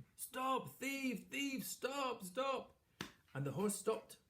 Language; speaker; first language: English; native; English